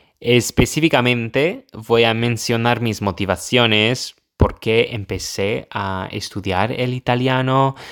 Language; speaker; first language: Spanish; non-native, fluent; English